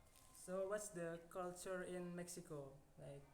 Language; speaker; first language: English; non-native, learner; Indonesian